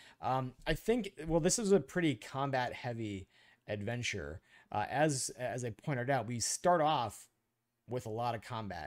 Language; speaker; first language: English; native; English